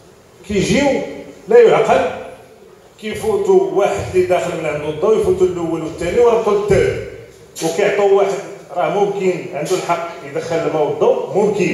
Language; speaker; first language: Arabic; native; Arabic